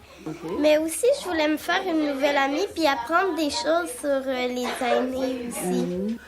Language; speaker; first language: French; early bilingual, other home language; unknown